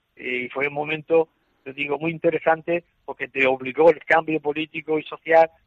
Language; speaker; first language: Spanish; native; Spanish